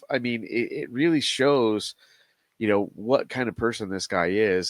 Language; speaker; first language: English; native; English